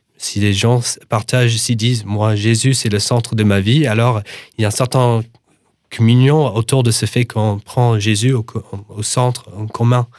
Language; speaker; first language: French; non-native, fluent; English